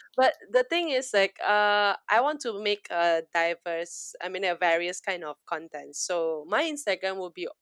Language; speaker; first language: English; non-native, fluent; Indonesian